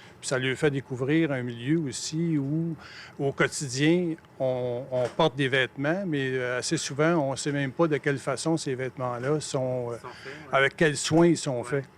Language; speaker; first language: French; native; French